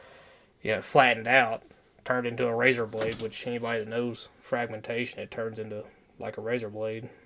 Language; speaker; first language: English; native; English